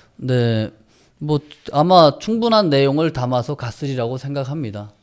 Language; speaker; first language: Korean; native; Korean